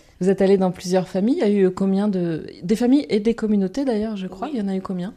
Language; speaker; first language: French; native; French